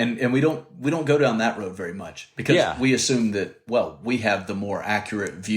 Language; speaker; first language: English; native; English